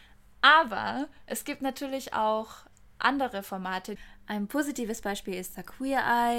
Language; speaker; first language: German; native; German